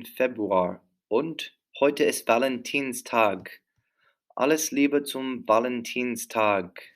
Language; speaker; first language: German; non-native, fluent; English